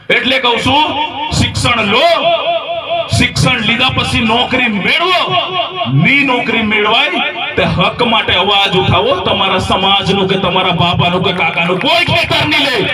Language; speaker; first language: Gujarati; non-native, local second language; Rathawi